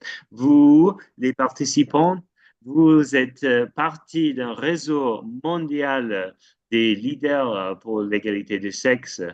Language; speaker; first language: French; non-native, fluent; English